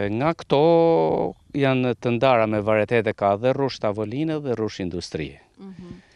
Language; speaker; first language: Albanian; native; Albanian